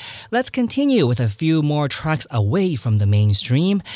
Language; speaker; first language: English; non-native, local second language; Cantonese